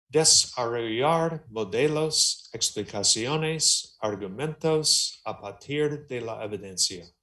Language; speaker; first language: Spanish; non-native, learner; English